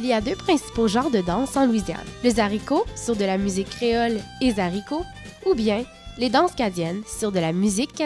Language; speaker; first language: French; native; French